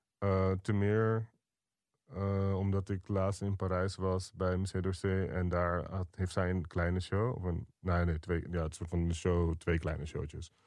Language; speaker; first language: Dutch; native; Dutch